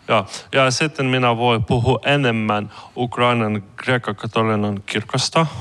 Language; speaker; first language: Finnish; non-native, learner; Ukrainian